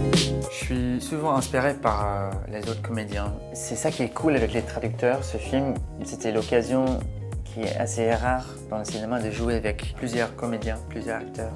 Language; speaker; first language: French; non-native, fluent; English